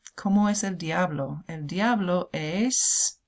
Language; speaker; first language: Spanish; non-native, fluent; English